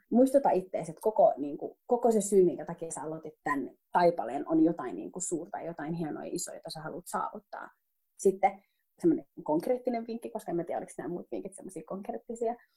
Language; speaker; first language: Finnish; early bilingual, other home language; Somali